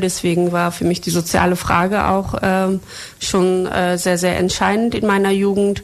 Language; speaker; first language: German; early bilingual, other home language; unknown